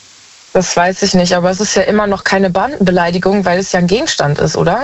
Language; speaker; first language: German; native; German